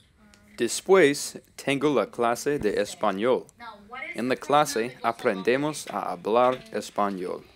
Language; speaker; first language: Spanish; non-native, learner; English